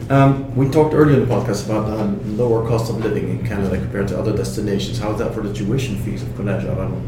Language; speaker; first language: English; non-native, fluent; Dutch